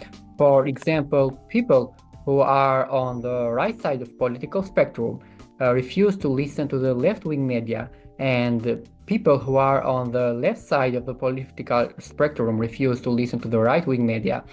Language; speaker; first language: English; non-native, fluent; Albanian